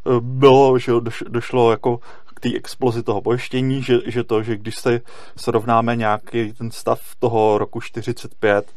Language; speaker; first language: Czech; native; Czech